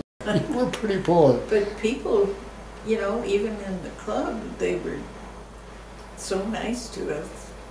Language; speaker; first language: English; native; English